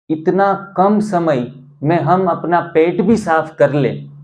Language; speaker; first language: Hindi; non-native, local second language; Gujarati